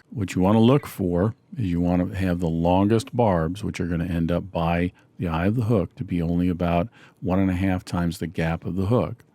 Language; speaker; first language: English; native; English